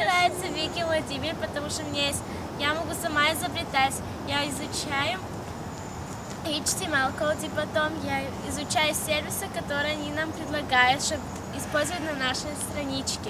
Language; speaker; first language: Russian; early bilingual, heritage; Russian